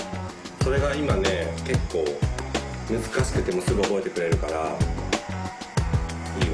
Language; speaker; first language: Japanese; native; Japanese